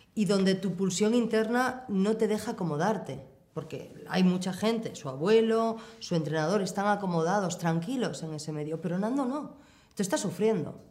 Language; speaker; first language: Spanish; native; Spanish